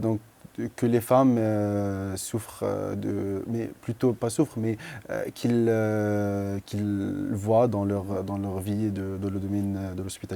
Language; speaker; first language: French; non-native, local second language; Arabic